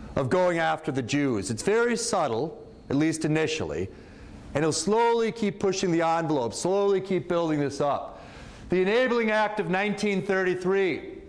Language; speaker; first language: English; native; English